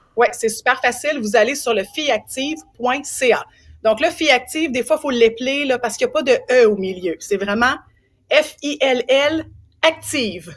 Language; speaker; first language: French; native; French